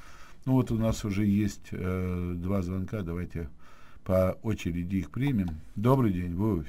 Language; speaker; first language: Russian; native; Russian